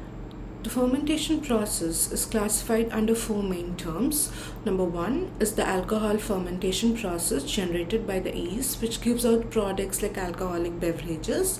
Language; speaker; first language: English; non-native, local second language; Tamil